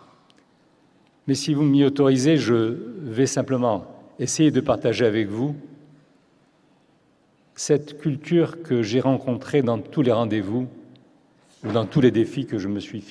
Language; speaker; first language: French; non-native, local second language; Arabic